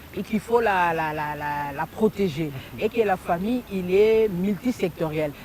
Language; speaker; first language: French; non-native, local second language; Lingala